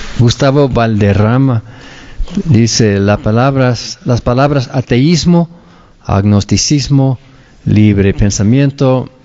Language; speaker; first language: Spanish; non-native, fluent; English